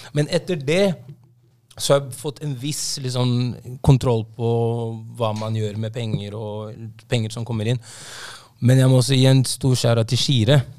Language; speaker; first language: Norwegian; native; Norwegian